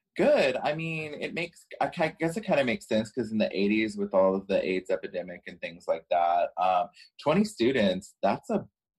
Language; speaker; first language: English; native; English